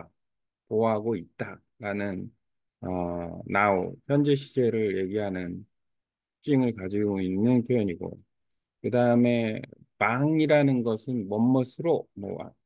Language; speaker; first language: Korean; native; Korean